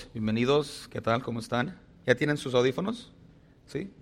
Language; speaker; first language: Spanish; early bilingual, heritage; Spanish